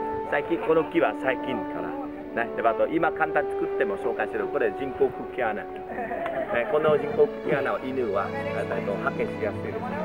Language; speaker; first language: Japanese; non-native, learner; Vietnamese